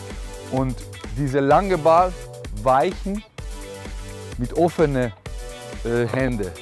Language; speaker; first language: German; non-native, learner; Hungarian